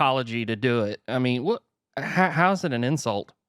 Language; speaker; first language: English; native; English